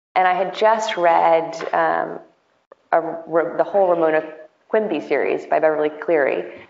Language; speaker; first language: English; native; English